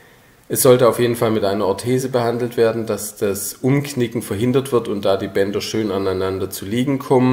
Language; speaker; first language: German; native; German